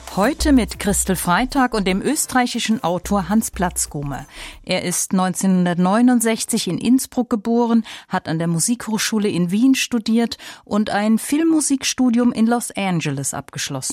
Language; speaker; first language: German; native; German